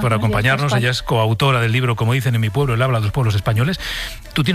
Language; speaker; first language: Spanish; native; Spanish